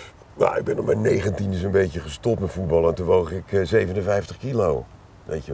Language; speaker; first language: Dutch; native; Dutch